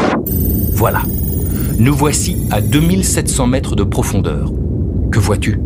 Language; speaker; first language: French; native; French